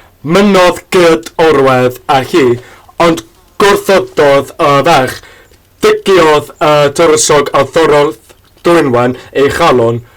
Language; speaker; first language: Welsh; non-native, learner; Hungarian